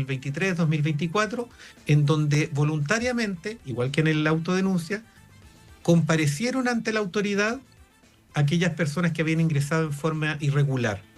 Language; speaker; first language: Spanish; native; Spanish